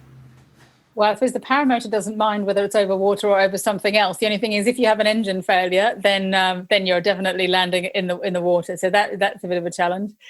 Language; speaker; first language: English; native; English